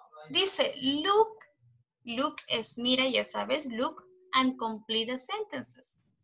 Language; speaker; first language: English; non-native, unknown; Spanish